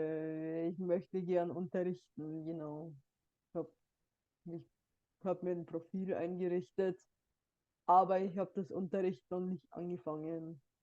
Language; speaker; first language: German; non-native, fluent; Bulgarian